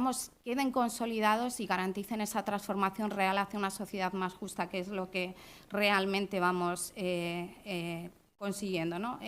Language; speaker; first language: Spanish; native; Spanish